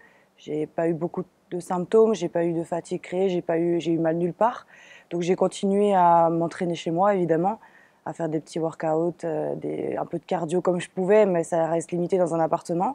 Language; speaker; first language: French; native; French